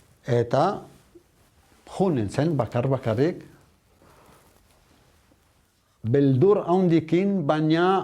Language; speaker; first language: Basque; non-native, learner; Arabic